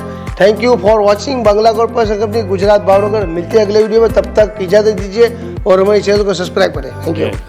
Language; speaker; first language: Hindi; non-native, local second language; Gujarati